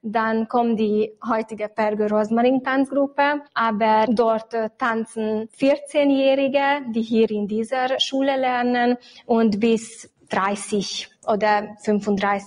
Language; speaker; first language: German; non-native, local second language; Hungarian